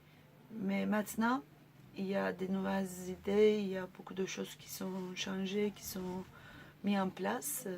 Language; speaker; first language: French; non-native, fluent; Turkish